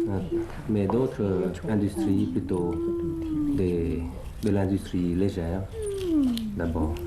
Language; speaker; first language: French; early bilingual, other home language; Thai